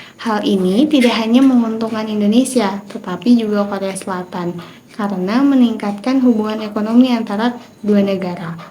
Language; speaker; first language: Indonesian; native; Indonesian